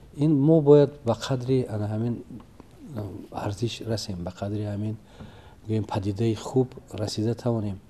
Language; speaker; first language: Persian; native; Persian